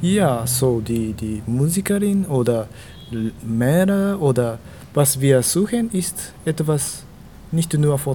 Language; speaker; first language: German; non-native, learner; Japanese